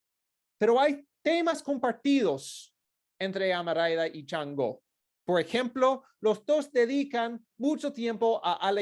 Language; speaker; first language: Spanish; non-native, fluent; English